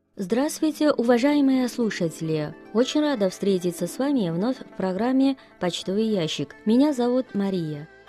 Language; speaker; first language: Russian; non-native, fluent; Chinese